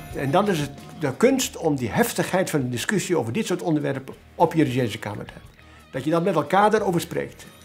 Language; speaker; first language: Dutch; native; Dutch